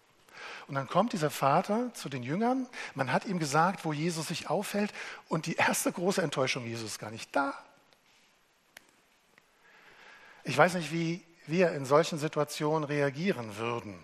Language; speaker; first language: German; native; German